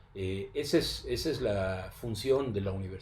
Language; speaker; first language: Spanish; native; Spanish